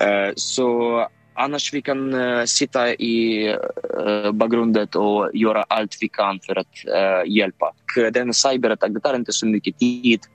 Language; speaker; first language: Swedish; non-native, fluent; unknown